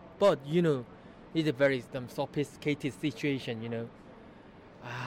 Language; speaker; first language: English; non-native, learner; Korean